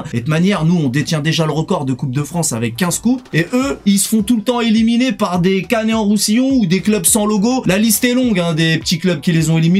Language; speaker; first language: French; native; French